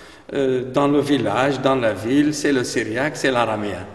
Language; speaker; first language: French; non-native, fluent; Aramaic